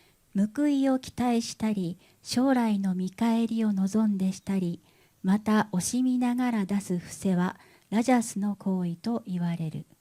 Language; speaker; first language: Japanese; native; Japanese